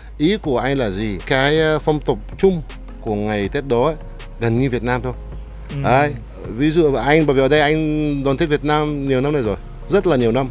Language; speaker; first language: Vietnamese; non-native, fluent; Arabic